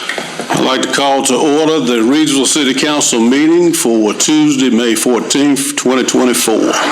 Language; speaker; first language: English; native; English